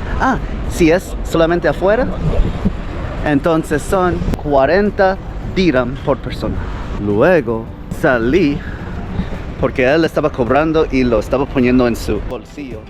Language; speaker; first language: Spanish; non-native, fluent; English